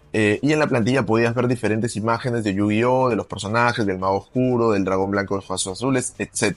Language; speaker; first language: Spanish; native; Spanish